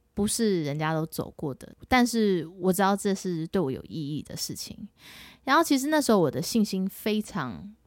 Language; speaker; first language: Chinese; native; Chinese